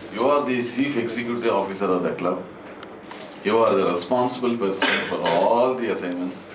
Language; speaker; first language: English; non-native, local second language; Tamil